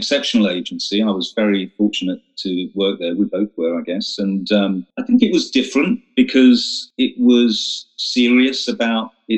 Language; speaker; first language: English; native; English